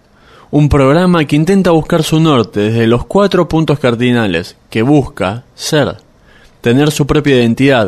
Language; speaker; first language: Spanish; native; Spanish